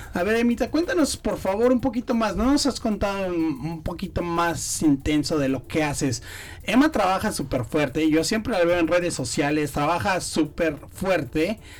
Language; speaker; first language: Spanish; native; Spanish